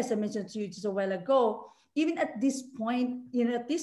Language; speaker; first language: English; non-native, local second language; Filipino